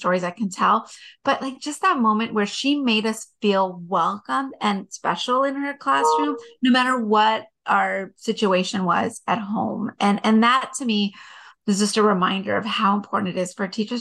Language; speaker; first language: English; native; English